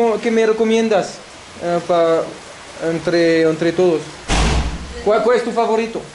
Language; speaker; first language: Spanish; non-native, learner; French